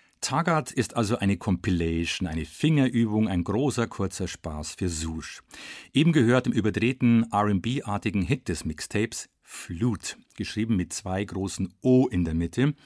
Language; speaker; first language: German; native; German